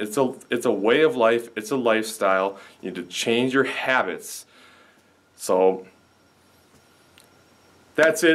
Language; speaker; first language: English; native; English